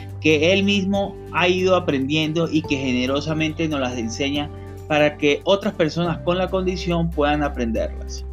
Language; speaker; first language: Spanish; native; Spanish